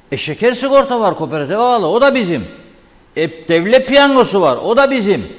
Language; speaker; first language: Turkish; native; Turkish